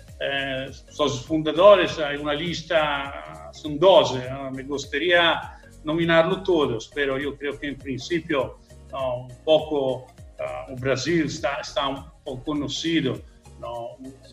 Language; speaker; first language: Portuguese; non-native, learner; Italian